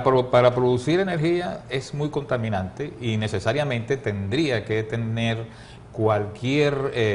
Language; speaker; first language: Spanish; native; Spanish